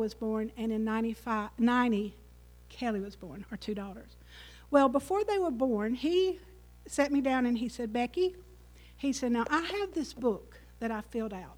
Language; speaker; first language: English; native; English